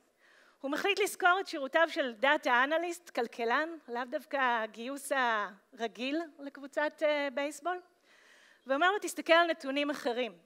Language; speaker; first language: Hebrew; native; Hebrew